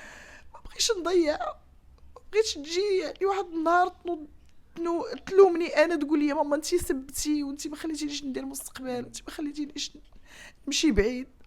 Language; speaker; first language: Arabic; native; Arabic